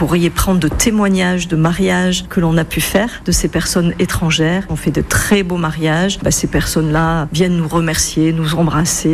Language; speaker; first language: French; native; French